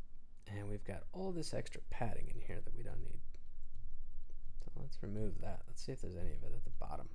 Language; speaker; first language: English; native; English